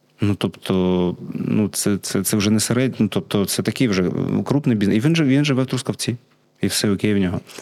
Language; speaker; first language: Ukrainian; non-native, local second language; Russian